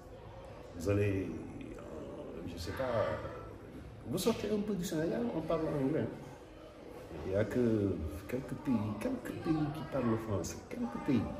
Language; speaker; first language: French; non-native, local second language; Wolof